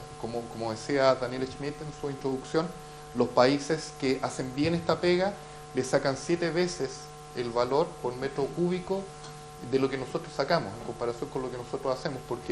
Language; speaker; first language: Spanish; native; Spanish